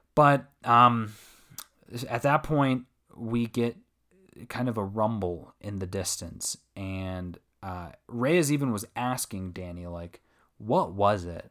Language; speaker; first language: English; native; English